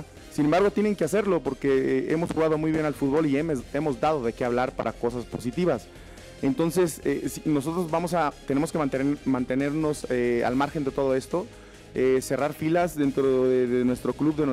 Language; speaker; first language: Spanish; native; Spanish